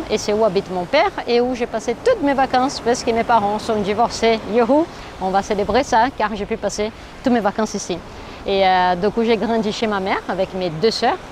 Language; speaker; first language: French; non-native, fluent; Portuguese